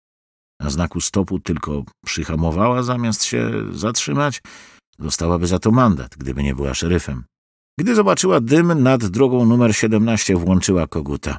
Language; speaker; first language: Polish; native; Polish